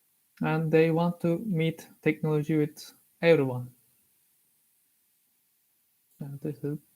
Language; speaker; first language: English; non-native, learner; Turkish